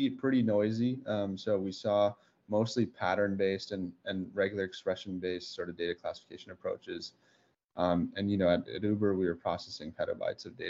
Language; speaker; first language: English; native; English